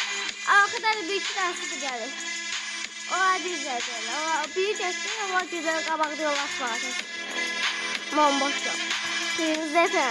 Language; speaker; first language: Turkish; non-native, learner; Azerbaijani